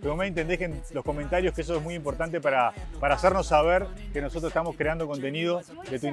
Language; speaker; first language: Spanish; native; Spanish